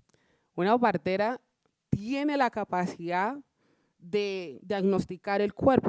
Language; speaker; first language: Spanish; native; Spanish